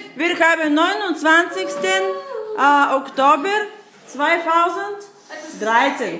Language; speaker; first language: German; non-native, learner; Bulgarian